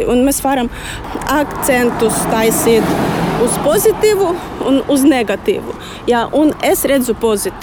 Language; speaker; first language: Latvian; non-native, learner; Russian